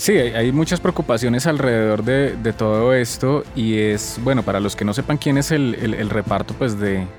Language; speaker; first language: Spanish; native; Spanish